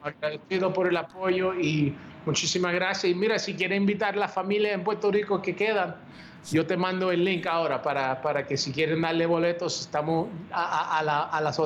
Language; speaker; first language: Spanish; early bilingual, heritage; Spanish